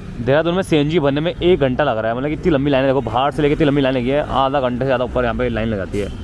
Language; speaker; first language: Hindi; native; Hindi